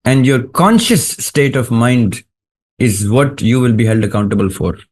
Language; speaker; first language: English; non-native, local second language; Urdu